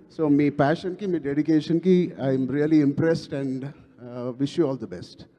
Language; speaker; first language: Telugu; native; Telugu